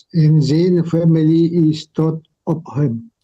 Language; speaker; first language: Dutch; non-native, learner; Indonesian